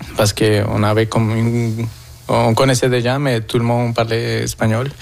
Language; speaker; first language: French; non-native, fluent; Spanish